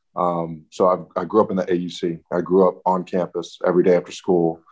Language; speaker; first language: English; native; English